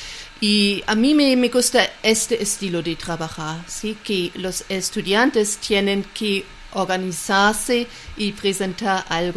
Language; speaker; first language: Spanish; non-native, fluent; German